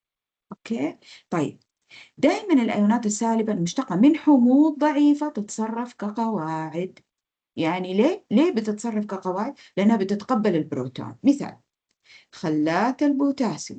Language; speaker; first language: Arabic; native; Arabic